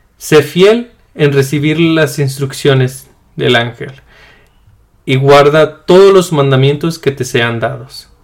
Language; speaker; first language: Spanish; early bilingual, heritage; Spanish